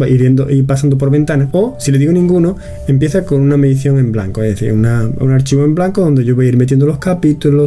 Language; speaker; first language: Spanish; native; Spanish